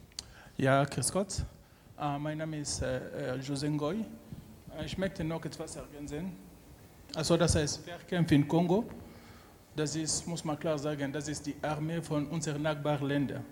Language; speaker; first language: German; non-native, learner; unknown